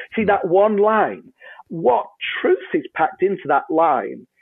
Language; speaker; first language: English; native; English